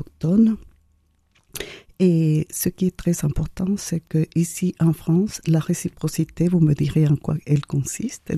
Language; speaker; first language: French; non-native, fluent; Spanish